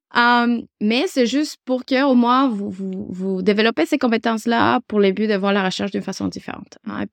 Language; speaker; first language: French; non-native, fluent; Spanish